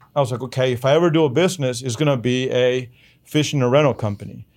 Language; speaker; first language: English; early bilingual, other home language; Spanish